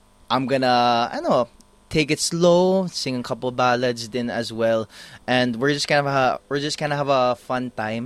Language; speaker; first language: English; native; English